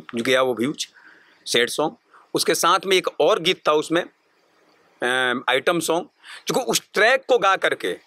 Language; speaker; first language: Hindi; native; Hindi